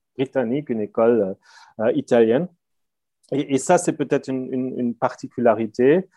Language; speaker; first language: French; non-native, fluent; German